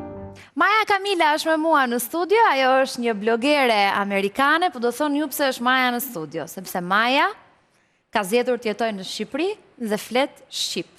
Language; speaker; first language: Albanian; native; Albanian